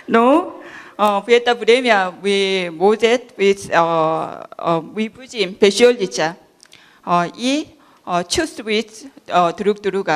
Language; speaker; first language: Russian; non-native, learner; Korean